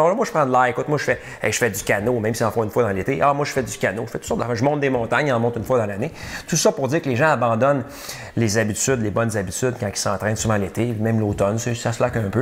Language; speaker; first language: French; native; French